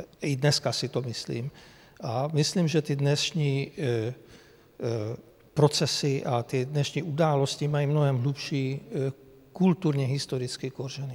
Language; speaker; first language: Czech; non-native, fluent; Hungarian